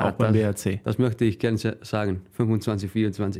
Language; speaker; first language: German; non-native, fluent; Icelandic